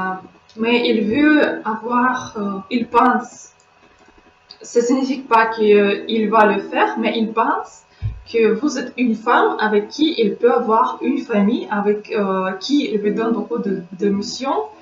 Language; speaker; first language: French; non-native, fluent; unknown